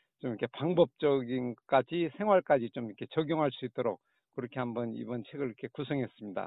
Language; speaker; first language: Korean; native; Korean